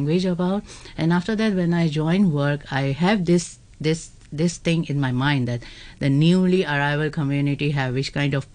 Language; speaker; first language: English; non-native, local second language; Urdu